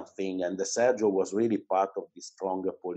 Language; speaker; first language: English; non-native, fluent; Italian